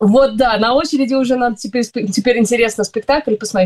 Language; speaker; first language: Russian; native; Russian